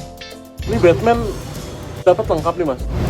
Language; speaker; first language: Indonesian; native; Indonesian